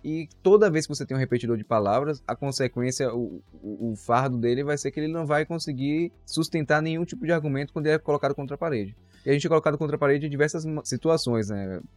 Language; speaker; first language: Portuguese; native; Portuguese